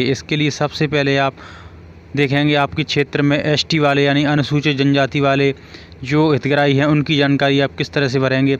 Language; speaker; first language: Hindi; native; Hindi